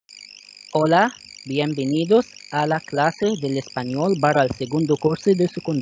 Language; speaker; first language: Spanish; non-native, fluent; Arabic